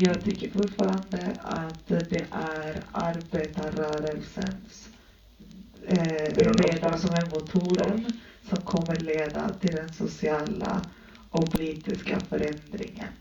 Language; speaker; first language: Swedish; early bilingual, other home language; Spanish